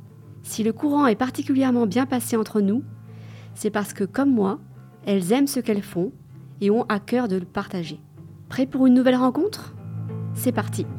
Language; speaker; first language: French; native; French